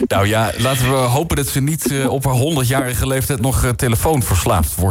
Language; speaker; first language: Dutch; native; Dutch